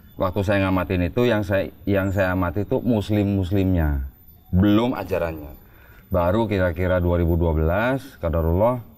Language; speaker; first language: Indonesian; native; Indonesian